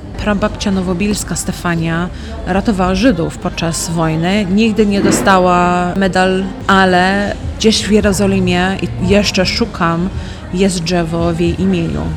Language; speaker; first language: Polish; early bilingual, heritage; Polish